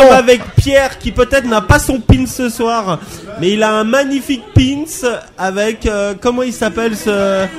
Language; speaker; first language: French; native; French